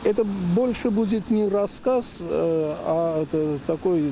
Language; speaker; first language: Russian; non-native, fluent; Armenian